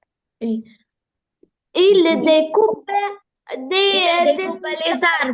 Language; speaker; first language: French; non-native, learner; Arabic